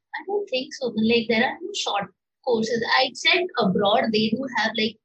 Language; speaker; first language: English; non-native, local second language; Marathi